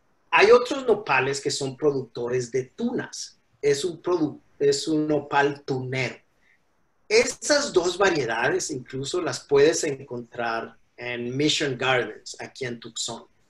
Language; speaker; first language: Spanish; native; Spanish